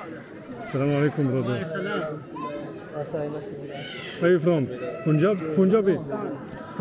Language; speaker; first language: English; non-native, learner; French